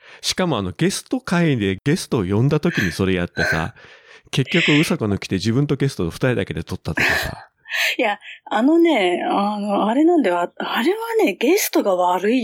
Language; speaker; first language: Japanese; native; Japanese